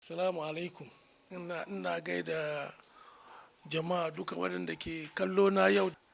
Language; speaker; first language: Hausa; early bilingual, heritage; Hausa